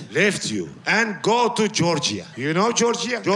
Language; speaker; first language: English; non-native, learner; Turkish